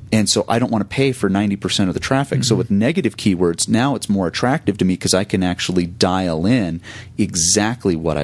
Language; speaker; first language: English; native; English